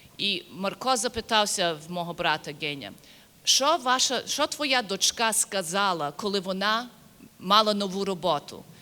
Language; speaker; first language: Ukrainian; early bilingual, heritage; Ukrainian